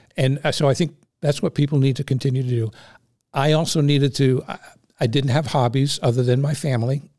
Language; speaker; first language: English; native; English